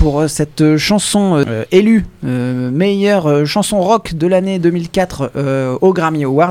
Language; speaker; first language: French; native; French